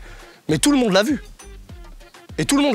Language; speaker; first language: French; native; French